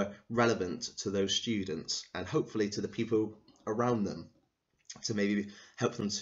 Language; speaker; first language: English; native; English